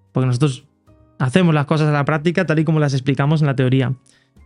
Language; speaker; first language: Spanish; native; Spanish